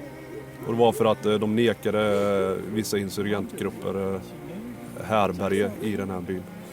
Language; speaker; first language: Swedish; native; Swedish